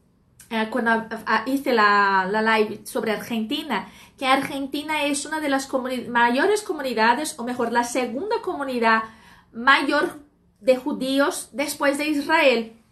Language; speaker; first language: Spanish; non-native, fluent; Portuguese